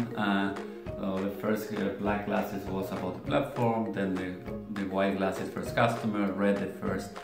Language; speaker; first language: English; non-native, fluent; Spanish